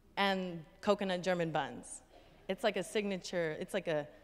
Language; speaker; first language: English; native; English